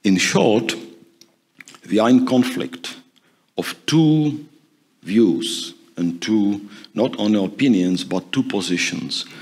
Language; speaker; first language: English; non-native, fluent; Czech